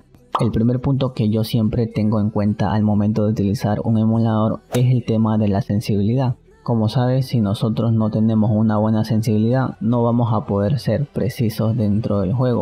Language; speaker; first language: Spanish; native; Spanish